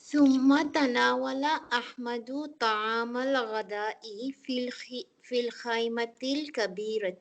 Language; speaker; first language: Arabic; non-native, learner; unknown